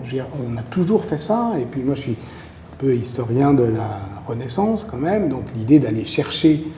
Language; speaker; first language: French; native; French